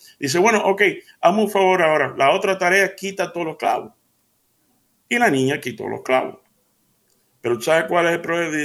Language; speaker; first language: Spanish; early bilingual, heritage; Spanish